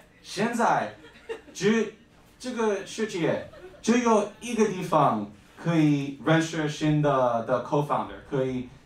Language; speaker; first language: Chinese; non-native, learner; English